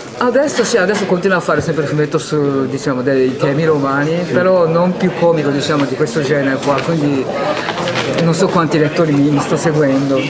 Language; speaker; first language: Italian; non-native, fluent; Japanese